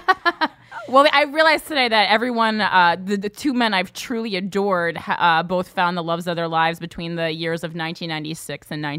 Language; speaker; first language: English; native; English